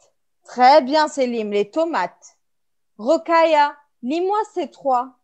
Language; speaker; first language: French; non-native, fluent; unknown